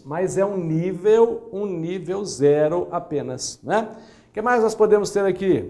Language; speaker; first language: Portuguese; native; Portuguese